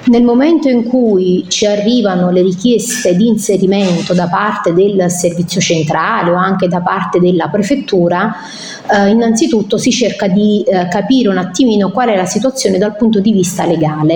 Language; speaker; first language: Italian; native; Italian